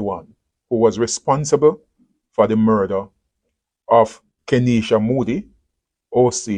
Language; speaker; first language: English; native; English